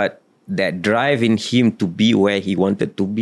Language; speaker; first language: English; non-native, local second language; Malay